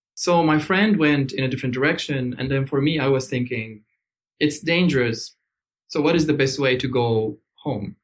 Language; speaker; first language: English; non-native, fluent; Arabic